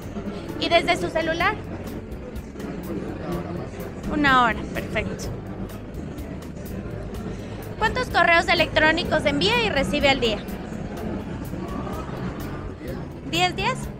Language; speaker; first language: Spanish; native; Spanish